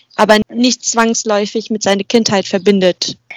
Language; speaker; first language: German; early bilingual, other home language; Vietnamese